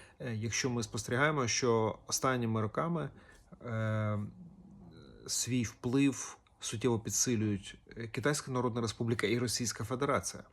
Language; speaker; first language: Ukrainian; native; Ukrainian